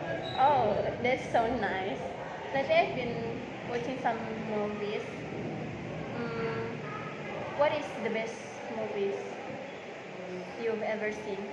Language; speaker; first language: English; non-native, learner; Indonesian